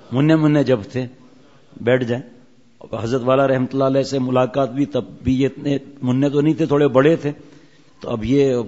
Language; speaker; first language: Urdu; non-native, local second language; Memoni